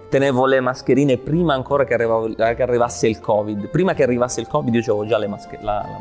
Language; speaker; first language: Italian; native; Italian